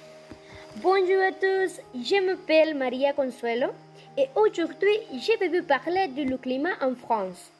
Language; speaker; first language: French; non-native, learner; Spanish